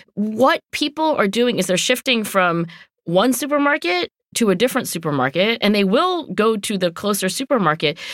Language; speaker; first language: English; native; English